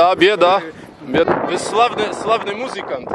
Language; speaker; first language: Polish; non-native, learner; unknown